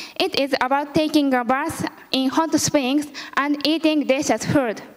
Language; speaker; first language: English; early bilingual, other home language; Japanese